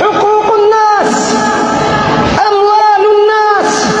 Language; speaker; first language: Arabic; native; Arabic